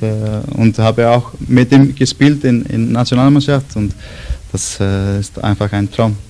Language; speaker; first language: German; non-native, learner; Icelandic